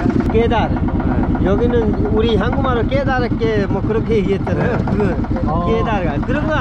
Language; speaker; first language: Korean; non-native, learner; Hindi